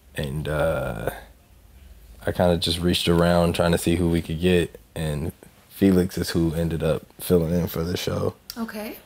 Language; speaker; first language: English; native; English